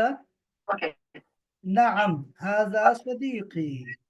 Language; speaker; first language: Arabic; non-native, fluent; Urdu